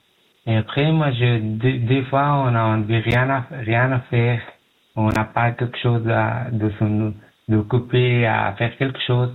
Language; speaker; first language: French; non-native, learner; Pashto